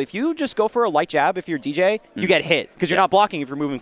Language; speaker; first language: English; native; English